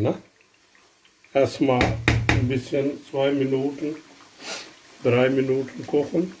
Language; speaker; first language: German; non-native, learner; Urdu